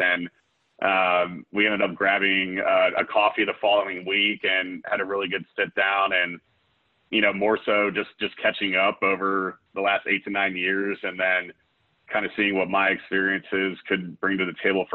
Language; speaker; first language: English; native; English